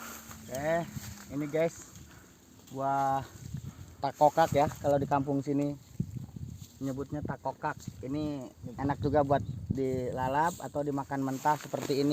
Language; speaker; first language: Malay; non-native, local second language; Sundanese